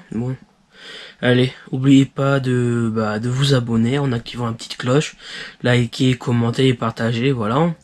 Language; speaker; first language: French; native; French